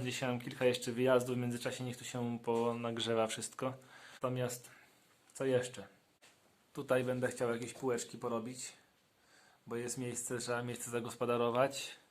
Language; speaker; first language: Polish; native; Polish